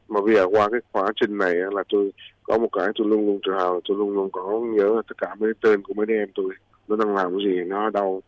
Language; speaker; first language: Vietnamese; early bilingual, heritage; Vietnamese